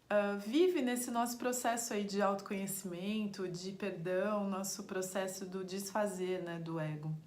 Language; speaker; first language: Portuguese; native; Portuguese